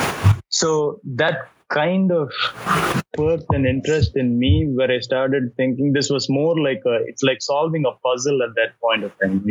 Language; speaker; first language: English; non-native, local second language; Tamil